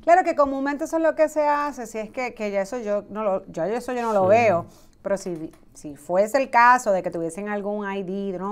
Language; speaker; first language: Spanish; native; Spanish